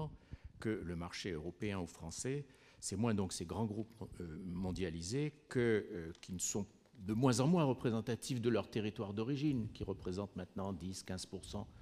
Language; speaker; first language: French; native; French